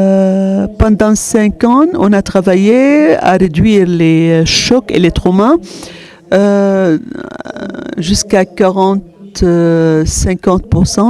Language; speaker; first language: French; non-native, fluent; Arabic